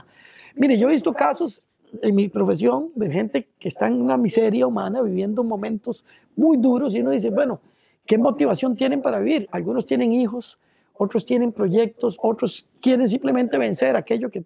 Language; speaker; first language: Spanish; native; Spanish